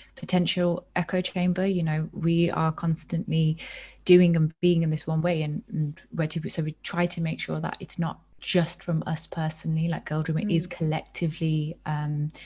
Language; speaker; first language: English; native; English